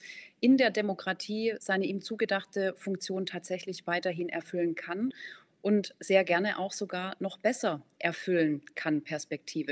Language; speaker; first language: German; native; German